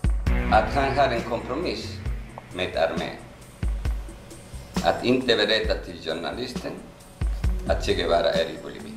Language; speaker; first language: Swedish; non-native, fluent; Spanish